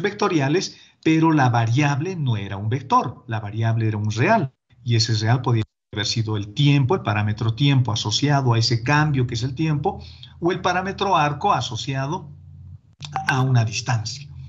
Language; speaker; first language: Spanish; native; Spanish